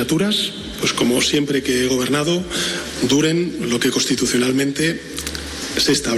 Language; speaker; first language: Spanish; native; Spanish